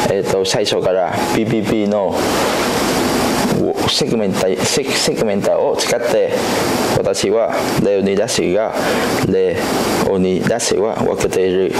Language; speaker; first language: Japanese; non-native, learner; Cantonese